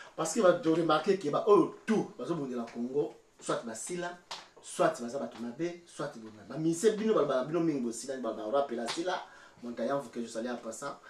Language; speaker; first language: French; non-native, local second language; Lingala